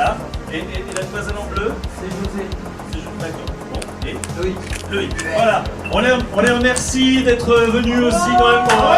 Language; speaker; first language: French; native; French